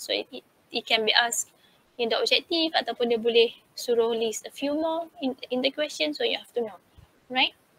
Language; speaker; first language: English; non-native, local second language; Malay